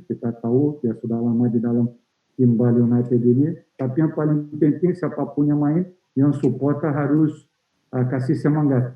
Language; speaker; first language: Indonesian; non-native, fluent; Portuguese